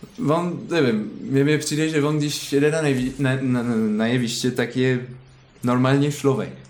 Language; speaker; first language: Czech; non-native, learner; French